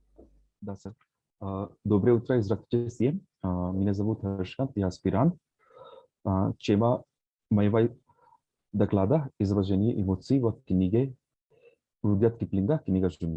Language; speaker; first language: Russian; non-native, fluent; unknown